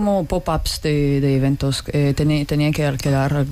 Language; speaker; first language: Spanish; non-native, learner; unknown